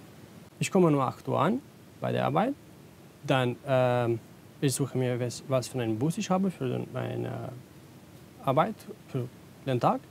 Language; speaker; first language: German; non-native, learner; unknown